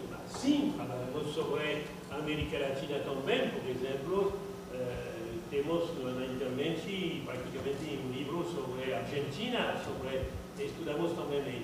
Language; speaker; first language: Portuguese; non-native, learner; French